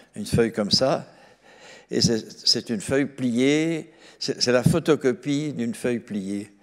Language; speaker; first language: French; native; French